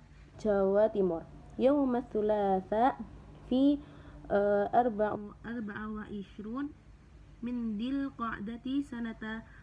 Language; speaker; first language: Arabic; non-native, learner; Indonesian